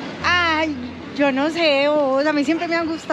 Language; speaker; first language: Spanish; native; Spanish